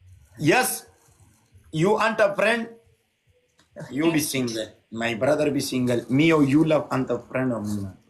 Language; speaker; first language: English; non-native, learner; Pashto